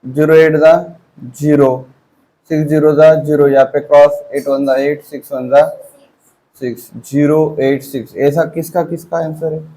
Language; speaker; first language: Hindi; non-native, local second language; Marathi